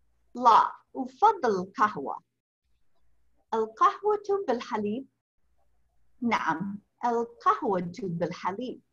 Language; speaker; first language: Arabic; non-native, fluent; English